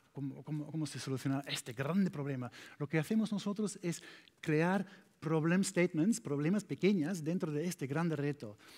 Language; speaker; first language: Spanish; non-native, learner; German